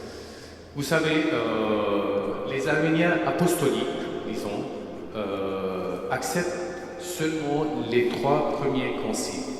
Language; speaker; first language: French; non-native, fluent; Armenian